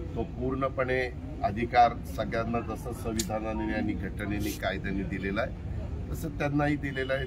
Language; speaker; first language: Marathi; native; Marathi